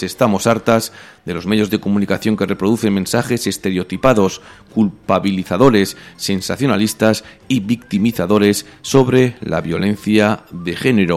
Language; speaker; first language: Spanish; native; Spanish